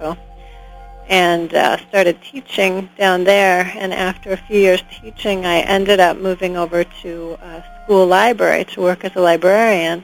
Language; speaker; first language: English; native; English